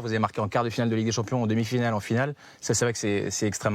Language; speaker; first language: French; native; French